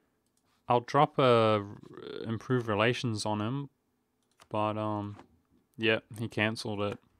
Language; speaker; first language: English; native; English